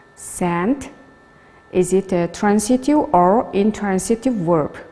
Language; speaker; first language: English; non-native, learner; Mongolian